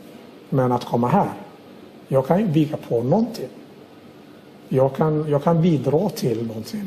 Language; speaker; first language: Swedish; non-native, local second language; Somali